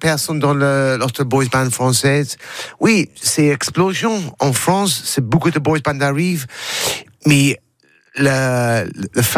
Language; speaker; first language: French; non-native, learner; English